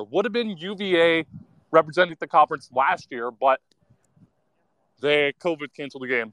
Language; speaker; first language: English; native; English